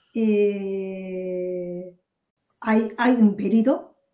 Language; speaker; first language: Spanish; non-native, fluent; Japanese